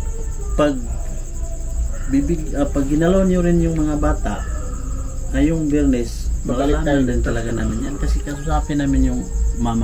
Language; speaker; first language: Filipino; non-native, local second language; Cebuano